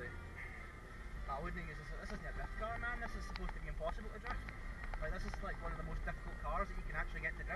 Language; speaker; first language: English; native; English